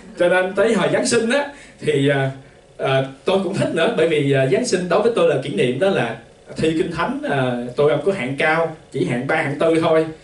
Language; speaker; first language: Vietnamese; native; Vietnamese